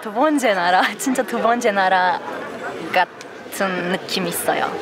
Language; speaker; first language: Korean; non-native, learner; Turkish